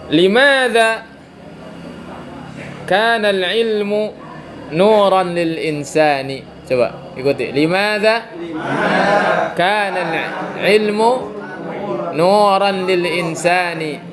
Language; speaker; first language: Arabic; non-native, fluent; Indonesian